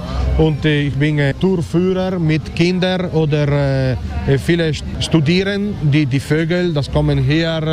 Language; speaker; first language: German; non-native, learner; Italian